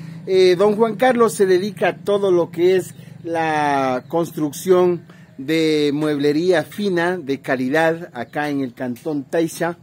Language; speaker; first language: Spanish; native; Spanish